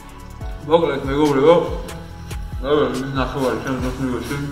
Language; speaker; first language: Georgian; native; Georgian